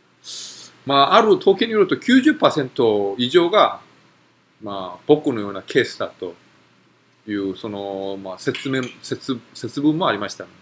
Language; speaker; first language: Japanese; non-native, fluent; Korean